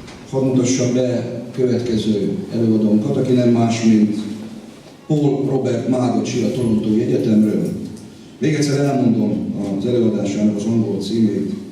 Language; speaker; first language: Hungarian; native; Hungarian